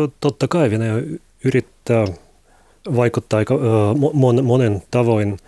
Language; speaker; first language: Finnish; non-native, learner; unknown